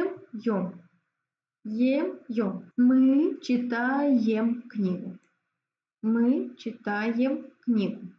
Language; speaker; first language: Russian; non-native, fluent; Azerbaijani